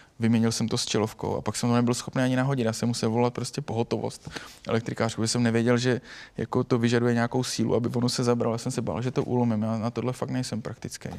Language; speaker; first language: Czech; native; Czech